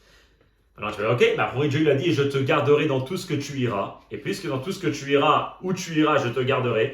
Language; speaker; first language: French; native; French